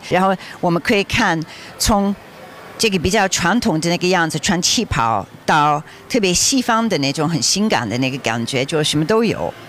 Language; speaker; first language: Chinese; non-native, fluent; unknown